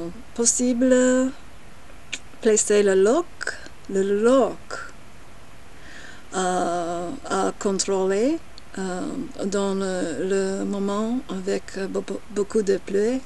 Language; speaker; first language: French; non-native, learner; English